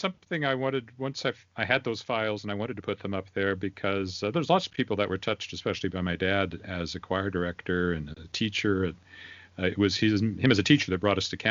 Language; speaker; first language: English; native; English